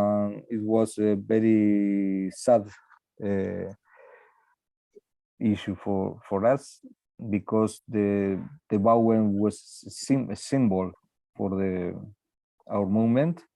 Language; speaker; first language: English; non-native, learner; Spanish